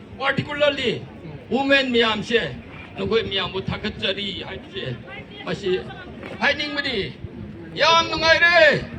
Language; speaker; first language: Manipuri; non-native, local second language; Tangkhul Naga (India)